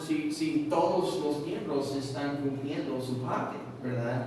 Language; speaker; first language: Spanish; non-native, fluent; English